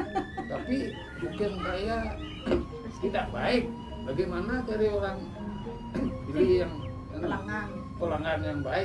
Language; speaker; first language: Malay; non-native, local second language; Balinese